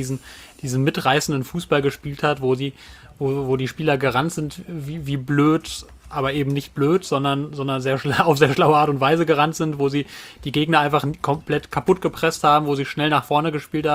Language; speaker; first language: German; native; German